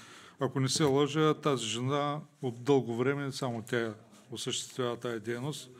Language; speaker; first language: Bulgarian; native; Bulgarian